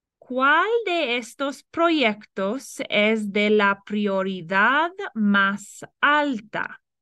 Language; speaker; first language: Spanish; non-native, fluent; English